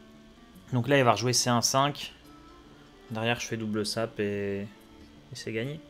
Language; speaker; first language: French; native; French